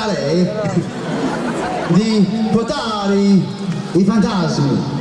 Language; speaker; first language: Italian; non-native, learner; English